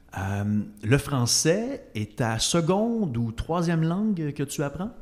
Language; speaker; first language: French; native; French